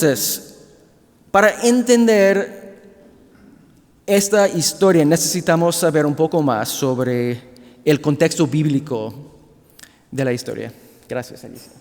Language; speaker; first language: Spanish; non-native, fluent; English